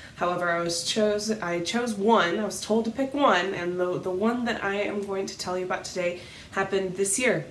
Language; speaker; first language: English; native; English